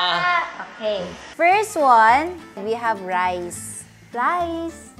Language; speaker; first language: English; non-native, fluent; Korean